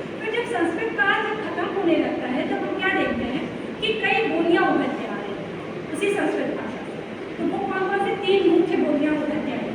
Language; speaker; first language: Hindi; native; Hindi